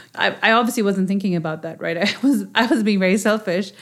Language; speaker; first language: English; non-native, local second language; Urdu